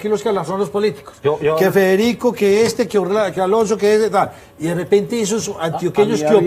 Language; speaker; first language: Spanish; native; Spanish